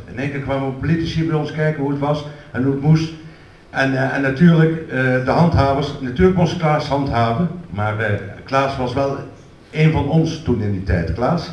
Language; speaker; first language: Dutch; native; Dutch